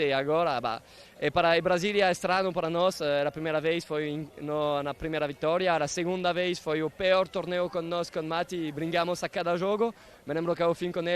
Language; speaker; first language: Portuguese; non-native, fluent; Italian